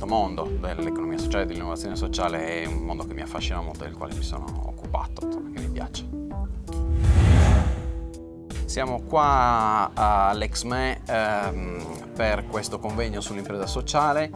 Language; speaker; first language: Italian; native; Italian